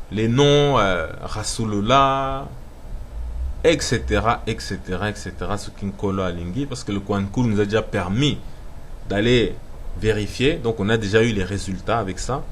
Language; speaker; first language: French; non-native, local second language; Lingala